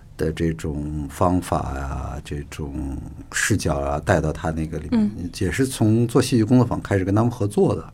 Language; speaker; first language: Chinese; native; Chinese